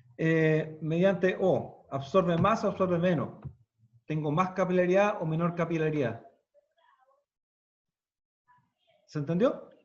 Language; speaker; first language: Spanish; native; Spanish